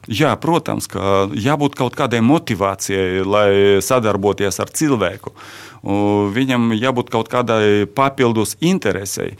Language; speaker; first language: Latvian; non-native, local second language; Russian